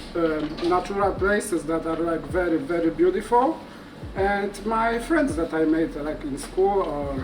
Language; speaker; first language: English; non-native, fluent; Polish